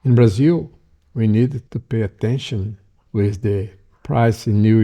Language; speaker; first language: English; non-native, learner; Portuguese